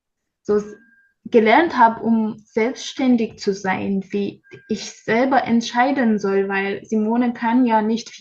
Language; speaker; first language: German; non-native, learner; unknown